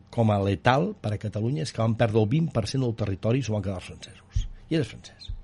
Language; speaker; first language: Catalan; native; Catalan